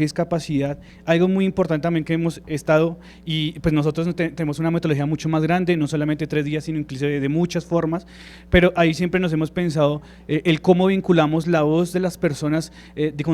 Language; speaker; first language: Spanish; native; Spanish